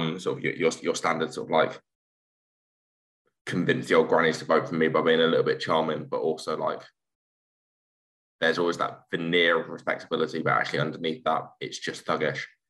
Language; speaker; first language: English; native; English